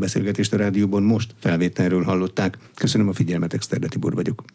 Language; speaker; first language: Hungarian; native; Hungarian